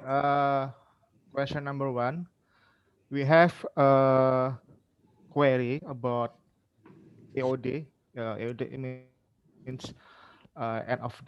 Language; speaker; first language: English; non-native, learner; Indonesian